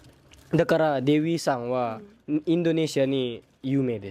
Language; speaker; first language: Japanese; non-native, learner; Indonesian